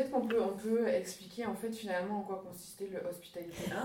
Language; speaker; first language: French; native; French